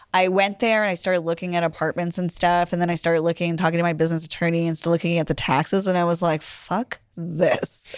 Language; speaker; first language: English; native; English